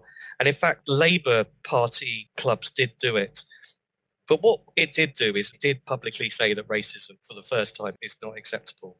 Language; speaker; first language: English; native; English